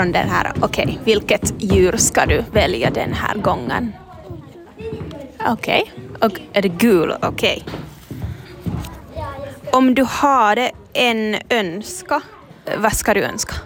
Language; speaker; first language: Swedish; non-native, learner; Finnish